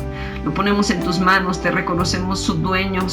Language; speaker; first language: Spanish; native; Spanish